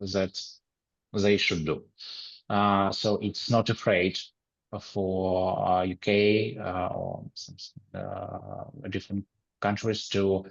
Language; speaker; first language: English; non-native, learner; Ukrainian